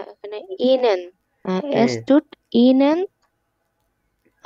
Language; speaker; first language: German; non-native, learner; Bangla